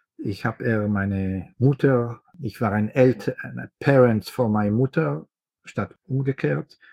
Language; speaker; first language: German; non-native, fluent; Hebrew